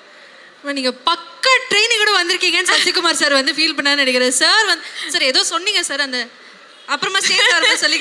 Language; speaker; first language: Tamil; native; Tamil